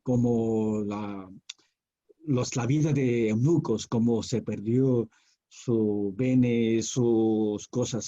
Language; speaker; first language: Spanish; non-native, fluent; Chinese